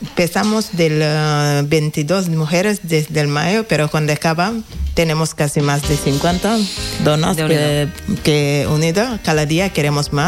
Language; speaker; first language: Spanish; non-native, learner; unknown